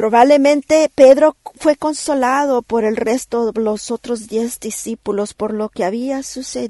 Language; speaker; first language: Spanish; native; Spanish